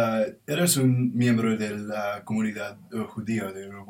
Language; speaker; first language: Spanish; non-native, learner; English